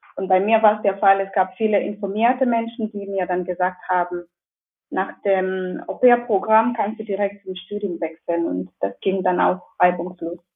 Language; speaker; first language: German; non-native, fluent; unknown